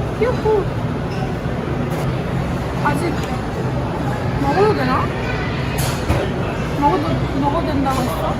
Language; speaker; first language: Korean; non-native, fluent; Romanian